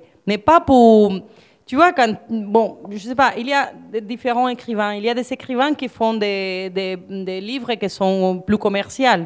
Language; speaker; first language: French; non-native, fluent; Spanish